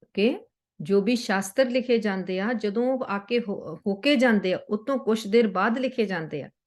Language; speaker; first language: Hindi; non-native, local second language; Punjabi